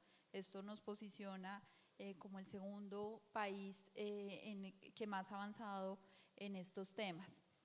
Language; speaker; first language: Spanish; native; Spanish